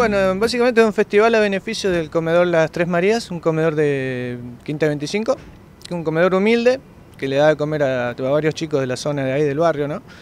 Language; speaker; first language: Spanish; native; Spanish